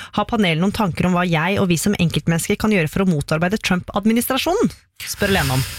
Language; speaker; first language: Norwegian; native; Norwegian